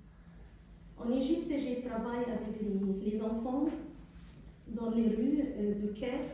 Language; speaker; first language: French; non-native, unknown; Arabic